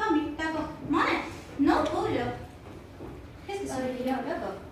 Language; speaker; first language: French; non-native, learner; Armenian